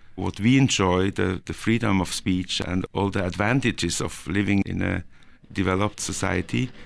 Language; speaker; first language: English; non-native, fluent; Norwegian